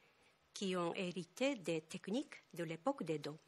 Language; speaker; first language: French; non-native, fluent; Japanese